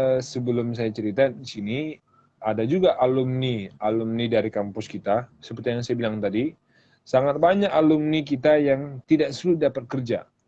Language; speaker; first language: Indonesian; native; Indonesian